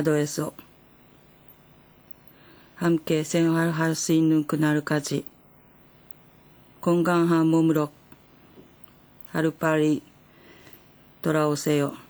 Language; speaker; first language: Korean; non-native, fluent; Japanese